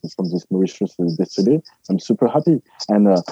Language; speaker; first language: English; non-native, fluent; French